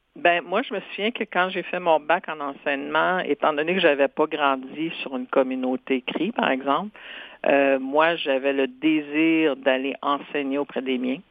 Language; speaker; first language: French; non-native, local second language; Cree